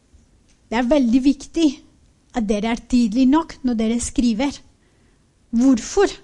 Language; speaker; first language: Norwegian; non-native, fluent; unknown